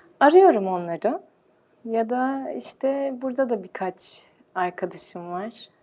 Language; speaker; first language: Turkish; early bilingual, heritage; Turkish